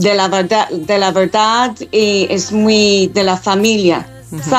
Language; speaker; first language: Spanish; non-native, fluent; English